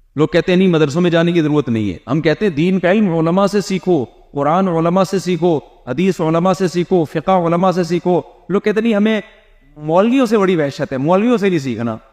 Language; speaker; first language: Urdu; native; Urdu